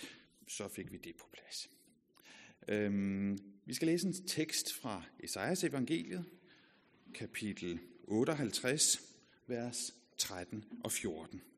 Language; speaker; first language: Danish; native; Danish